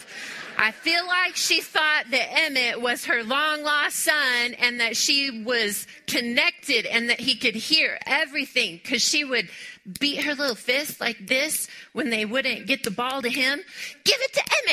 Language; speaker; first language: English; native; English